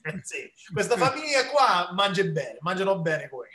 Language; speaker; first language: Italian; early bilingual, heritage; English